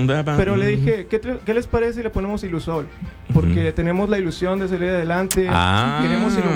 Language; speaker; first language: Spanish; native; Spanish